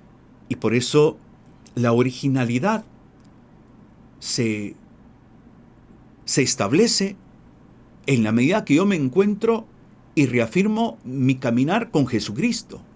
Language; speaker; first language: Spanish; native; Spanish